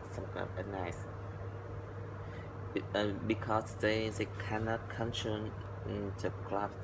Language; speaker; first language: English; non-native, learner; Vietnamese